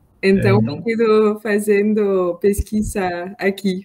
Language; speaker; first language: Portuguese; non-native, learner; French